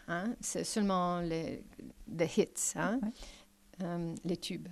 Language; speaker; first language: French; non-native, learner; English